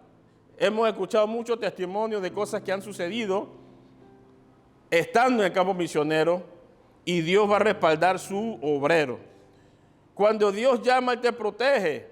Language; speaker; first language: Spanish; native; Spanish